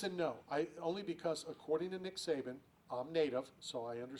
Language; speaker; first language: English; native; English